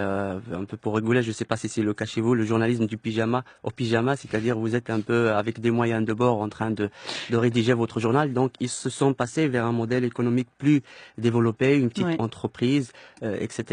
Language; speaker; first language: French; non-native, local second language; Arabic